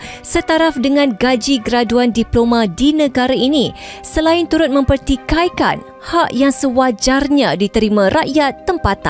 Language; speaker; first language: Malay; native; Malay